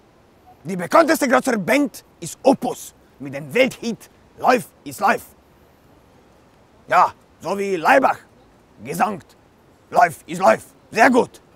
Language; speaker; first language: German; non-native, learner; Slovenian